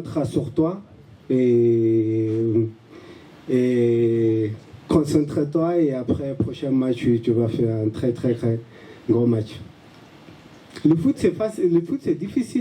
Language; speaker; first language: French; non-native, learner; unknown